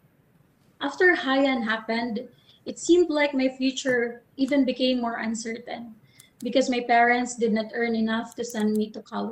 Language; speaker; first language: English; non-native, local second language; Waray